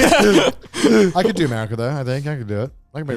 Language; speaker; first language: English; native; English